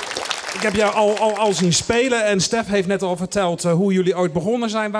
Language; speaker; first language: Dutch; native; Dutch